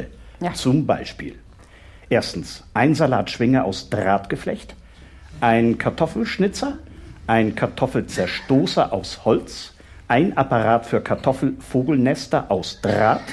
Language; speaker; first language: German; native; German